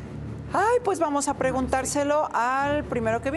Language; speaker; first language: Spanish; native; Spanish